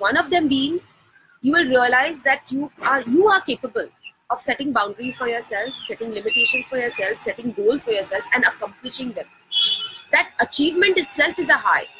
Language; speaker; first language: English; non-native, local second language; Hindi